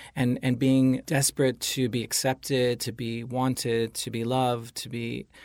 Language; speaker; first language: English; native; English